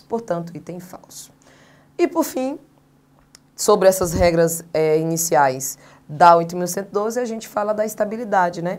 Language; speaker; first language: Portuguese; native; Portuguese